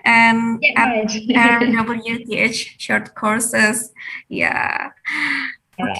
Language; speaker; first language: English; non-native, fluent; Indonesian